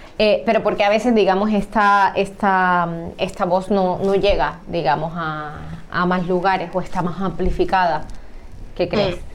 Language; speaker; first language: Spanish; native; Spanish